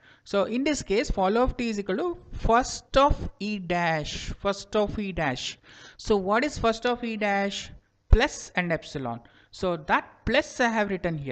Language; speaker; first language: English; non-native, local second language; Kannada